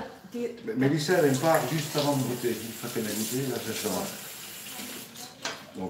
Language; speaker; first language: French; native; French